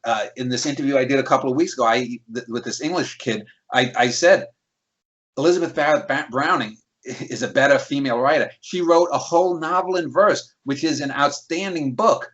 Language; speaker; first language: English; native; English